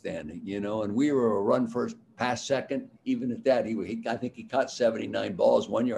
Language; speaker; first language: English; native; English